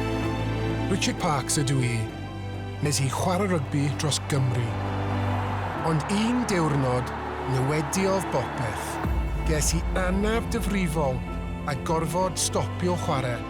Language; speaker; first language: Welsh; non-native, local second language; English